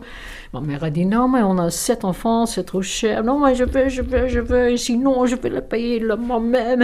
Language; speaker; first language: French; non-native, fluent; Dutch